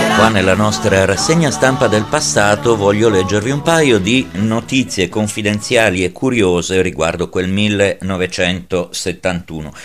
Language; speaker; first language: Italian; native; Italian